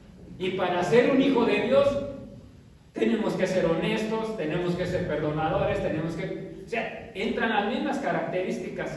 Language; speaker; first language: Spanish; native; Spanish